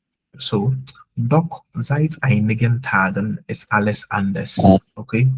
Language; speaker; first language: German; non-native, fluent; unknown